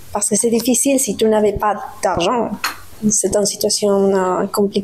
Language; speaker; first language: French; non-native, learner; Spanish